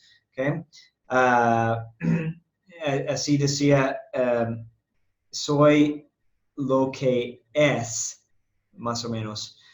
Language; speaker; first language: Spanish; non-native, fluent; English